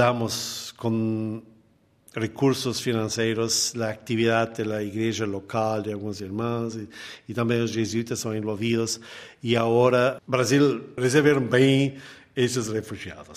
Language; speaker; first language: Portuguese; non-native, fluent; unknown